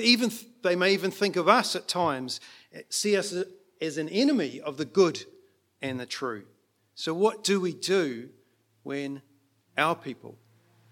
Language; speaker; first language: English; native; English